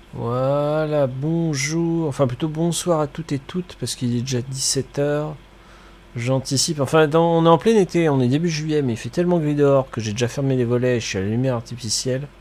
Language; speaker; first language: French; native; French